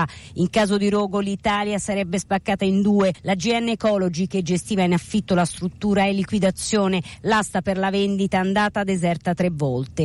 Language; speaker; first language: Italian; native; Italian